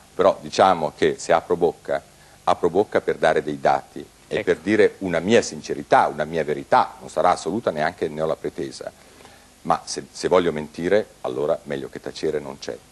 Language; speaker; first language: Italian; native; Italian